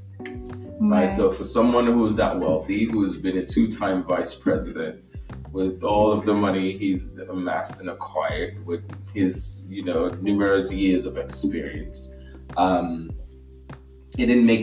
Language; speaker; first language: English; non-native, local second language; Igbo